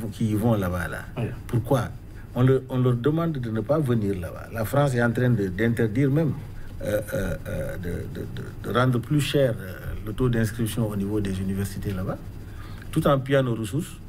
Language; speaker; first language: French; non-native, local second language; Wolof